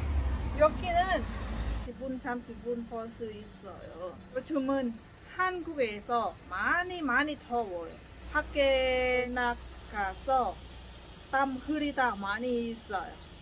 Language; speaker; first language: Korean; non-native, learner; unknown